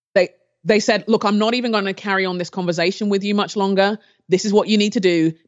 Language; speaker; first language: English; native; English